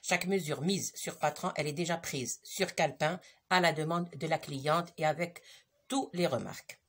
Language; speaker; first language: French; non-native, local second language; Arabic